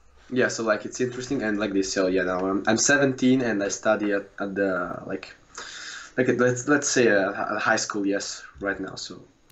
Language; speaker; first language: English; non-native, fluent; Russian